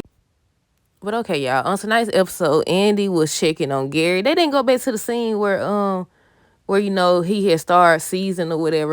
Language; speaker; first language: English; native; English